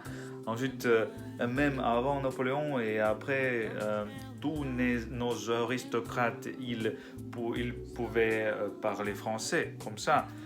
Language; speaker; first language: French; non-native, learner; Russian